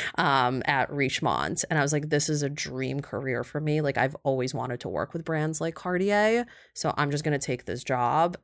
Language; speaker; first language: English; early bilingual, other home language; Russian